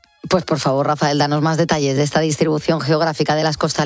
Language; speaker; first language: Spanish; native; Spanish